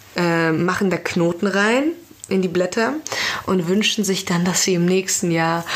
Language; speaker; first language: German; early bilingual, other home language; Persian